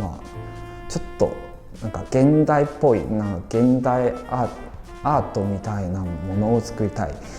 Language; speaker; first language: Japanese; non-native, fluent; Chinese